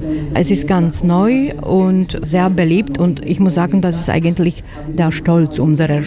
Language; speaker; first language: German; non-native, fluent; Slovak